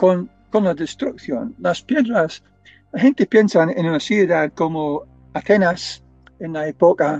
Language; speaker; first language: Spanish; non-native, fluent; English